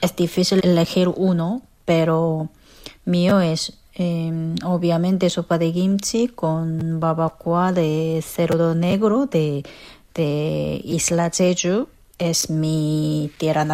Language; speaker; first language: Spanish; non-native, fluent; Korean